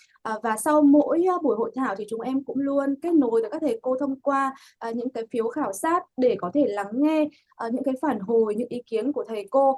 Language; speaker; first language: Vietnamese; native; Vietnamese